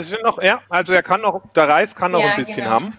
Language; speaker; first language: German; native; German